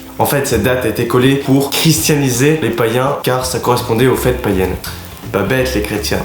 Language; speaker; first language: French; native; French